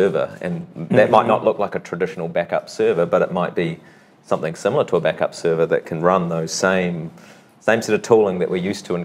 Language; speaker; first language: English; native; English